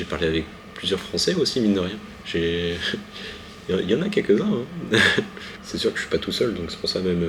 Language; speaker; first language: French; native; French